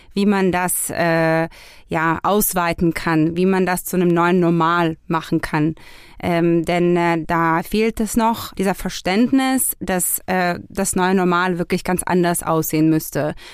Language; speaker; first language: German; non-native, fluent; Hebrew